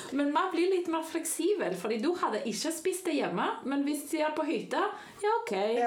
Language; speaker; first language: Norwegian; non-native, fluent; Spanish